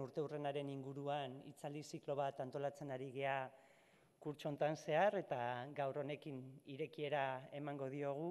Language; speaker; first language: Basque; native; Basque